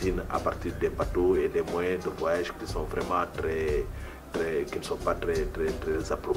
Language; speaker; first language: French; non-native, local second language; Wolof